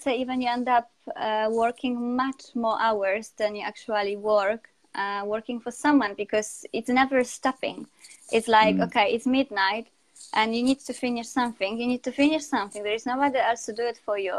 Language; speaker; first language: English; non-native, fluent; Polish